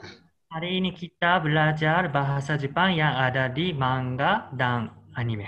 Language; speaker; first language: Indonesian; non-native, learner; Japanese